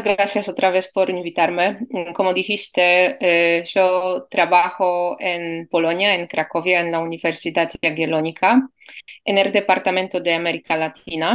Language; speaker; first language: Spanish; non-native, fluent; Polish